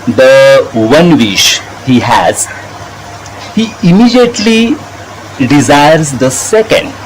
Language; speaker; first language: English; non-native, local second language; Marathi